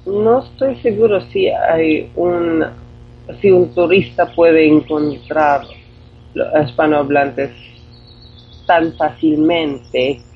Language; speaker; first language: Spanish; non-native, fluent; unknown